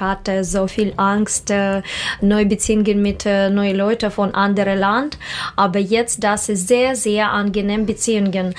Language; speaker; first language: German; non-native, learner; Russian